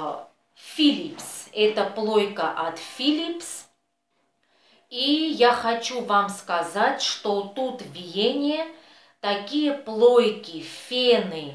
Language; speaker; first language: Russian; non-native, fluent; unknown